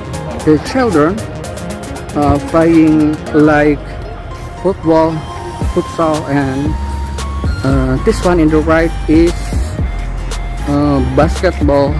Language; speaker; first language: English; non-native, learner; Indonesian